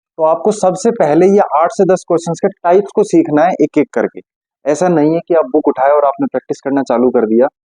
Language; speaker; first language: Hindi; native; Hindi